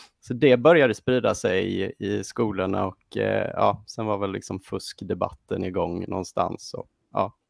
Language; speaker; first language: Swedish; native; Swedish